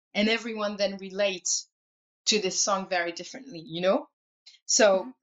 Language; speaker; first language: English; non-native, fluent; French